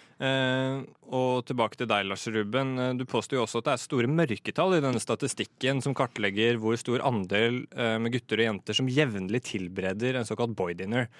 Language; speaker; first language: Norwegian; native; Norwegian